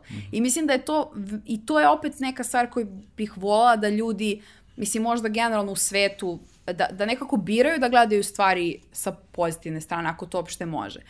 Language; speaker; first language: Serbian; native; Serbian